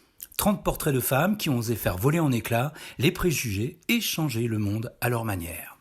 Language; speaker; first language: French; native; French